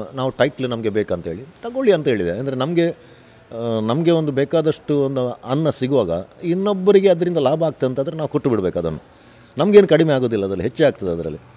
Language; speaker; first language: Kannada; non-native, local second language; Tulu